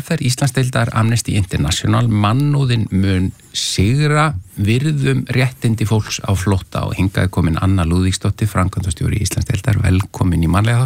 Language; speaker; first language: Icelandic; native; Icelandic